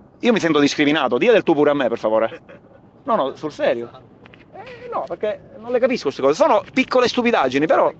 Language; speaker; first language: Italian; native; Italian